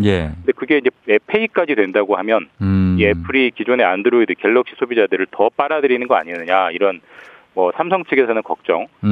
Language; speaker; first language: Korean; native; Korean